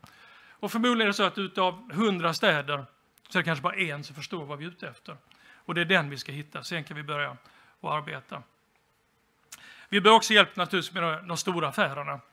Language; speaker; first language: Swedish; native; Swedish